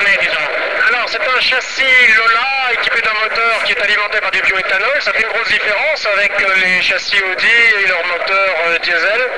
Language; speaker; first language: French; native; French